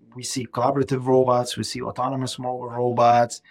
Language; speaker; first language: English; non-native, fluent; Arabic